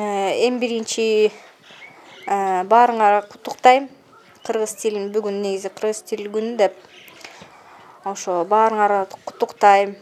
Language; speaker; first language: Kyrgyz; non-native, learner; Russian